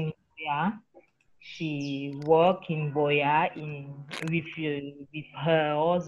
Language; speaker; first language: English; non-native, learner; French